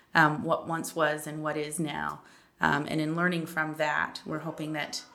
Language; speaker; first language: English; native; English